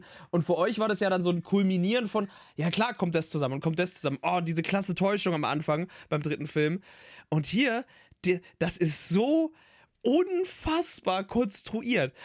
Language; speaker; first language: German; native; German